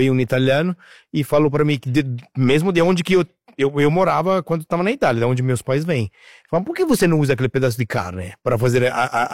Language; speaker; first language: Portuguese; non-native, fluent; Italian